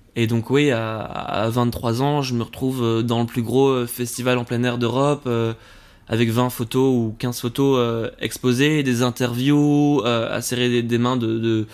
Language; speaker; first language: French; native; French